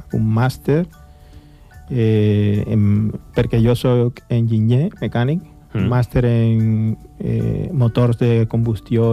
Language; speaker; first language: Catalan; non-native, fluent; Spanish